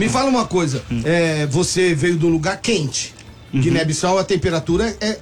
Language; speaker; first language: Portuguese; native; Portuguese